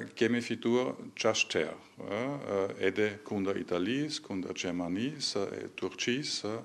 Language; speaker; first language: Albanian; non-native, learner; German